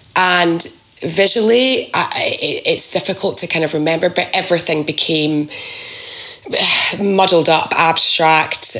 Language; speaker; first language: English; native; English